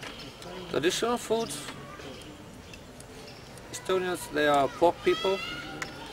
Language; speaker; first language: English; non-native, learner; Estonian